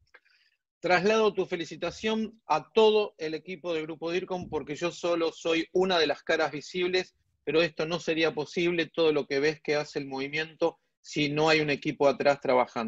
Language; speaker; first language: Spanish; native; Spanish